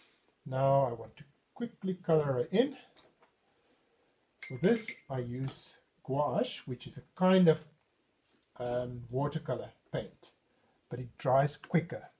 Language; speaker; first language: English; non-native, fluent; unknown